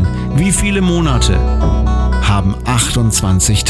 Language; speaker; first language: German; native; German